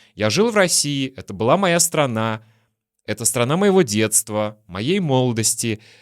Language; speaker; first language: Russian; native; Russian